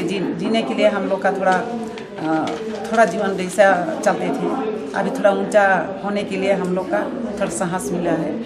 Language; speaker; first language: Hindi; non-native, local second language; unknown